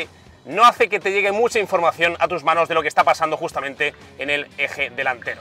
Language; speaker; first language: Spanish; native; Spanish